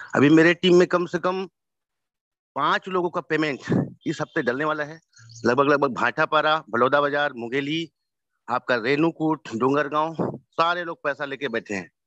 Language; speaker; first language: Hindi; native; Hindi